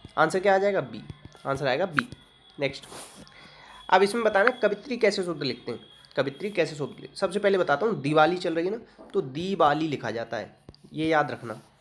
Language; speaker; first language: Hindi; native; Hindi